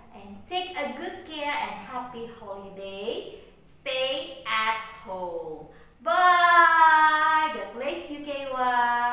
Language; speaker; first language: English; non-native, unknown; Indonesian